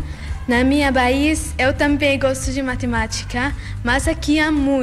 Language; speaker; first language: Portuguese; non-native, learner; Arabic